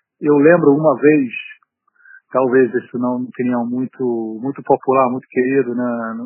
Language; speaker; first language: Portuguese; non-native, fluent; English